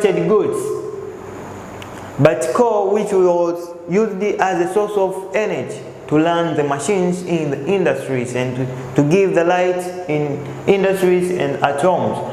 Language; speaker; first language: English; non-native, local second language; Swahili